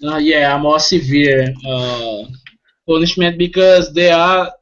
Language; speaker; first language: English; non-native, fluent; Portuguese